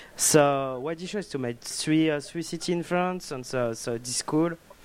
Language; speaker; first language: English; non-native, learner; French